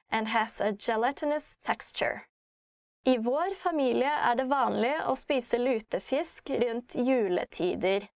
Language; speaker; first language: English; non-native, fluent; Norwegian